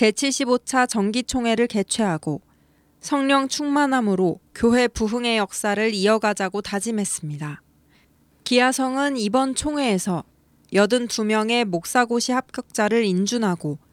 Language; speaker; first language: Korean; native; Korean